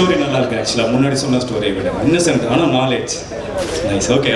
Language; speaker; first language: Tamil; native; Tamil